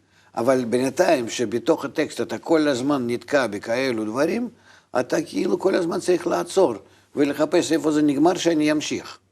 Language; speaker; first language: Hebrew; non-native, fluent; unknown